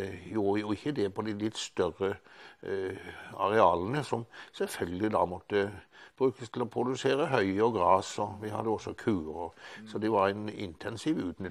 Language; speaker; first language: Norwegian; native; Norwegian